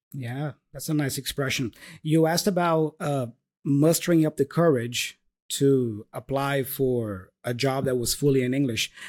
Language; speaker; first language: English; non-native, fluent; Portuguese